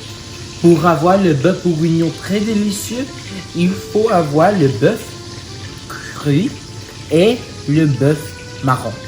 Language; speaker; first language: French; non-native, learner; English